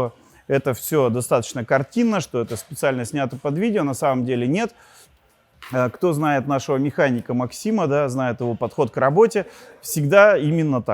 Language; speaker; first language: Russian; native; Russian